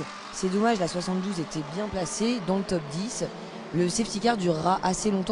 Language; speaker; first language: French; native; French